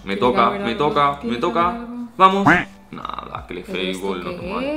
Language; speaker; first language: Spanish; native; Spanish